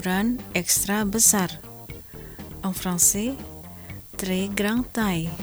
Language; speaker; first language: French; non-native, fluent; Indonesian